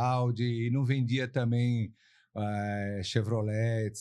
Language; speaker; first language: Portuguese; native; Portuguese